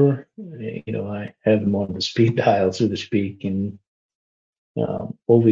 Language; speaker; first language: English; non-native, local second language; Malayalam